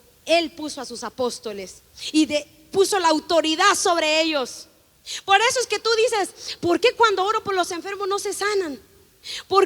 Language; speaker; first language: Spanish; native; Spanish